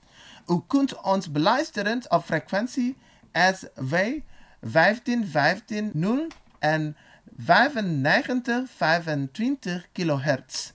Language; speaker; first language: Dutch; non-native, learner; Indonesian